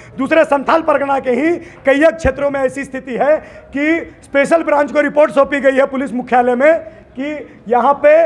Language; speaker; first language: Hindi; native; Hindi